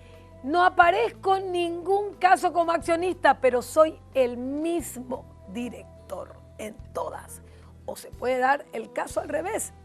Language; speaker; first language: Spanish; native; Spanish